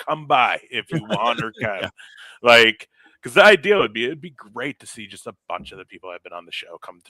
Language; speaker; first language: English; native; English